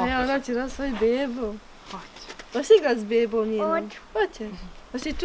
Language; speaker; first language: Bosnian; native; Bosnian